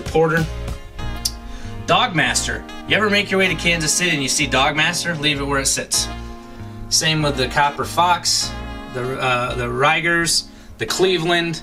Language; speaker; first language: English; native; English